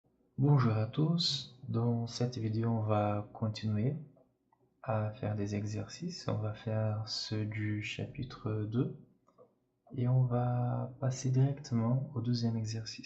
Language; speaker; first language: French; non-native, fluent; Portuguese